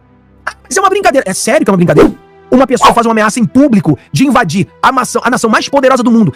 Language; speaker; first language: Portuguese; native; Portuguese